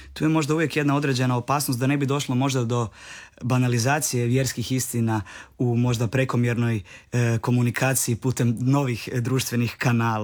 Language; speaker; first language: Serbian; native; Serbian